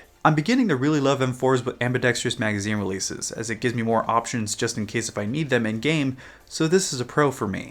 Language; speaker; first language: English; native; English